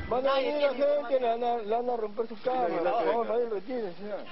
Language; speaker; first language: Spanish; native; Spanish